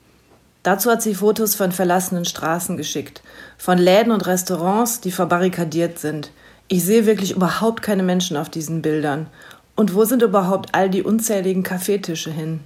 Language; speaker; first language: German; native; German